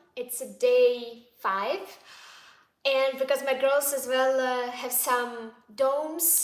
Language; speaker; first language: English; non-native, fluent; Ukrainian